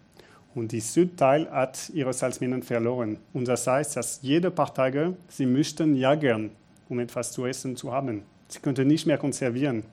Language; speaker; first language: German; non-native, fluent; French